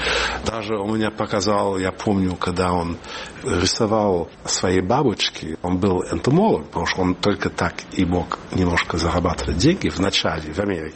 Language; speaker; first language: Russian; early bilingual, heritage; Russian